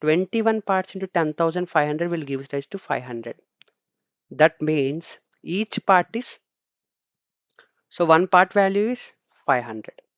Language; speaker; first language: English; non-native, local second language; Telugu